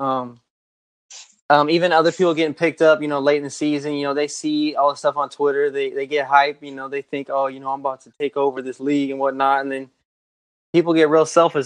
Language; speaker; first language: English; native; English